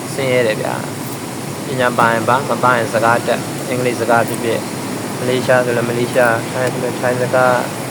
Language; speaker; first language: Burmese; native; Burmese